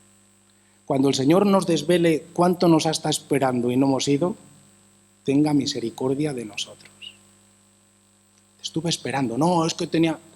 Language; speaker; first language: Spanish; native; Spanish